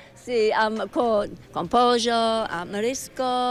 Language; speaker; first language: Spanish; non-native, learner; English